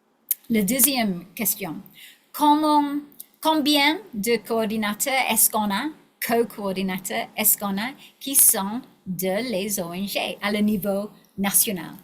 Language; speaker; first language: French; non-native, learner; English